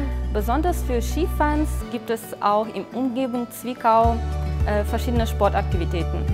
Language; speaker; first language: German; non-native, fluent; Ukrainian